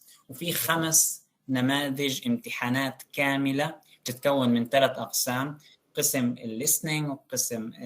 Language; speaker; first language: Arabic; native; Arabic